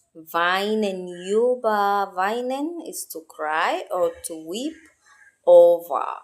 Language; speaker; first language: German; non-native, learner; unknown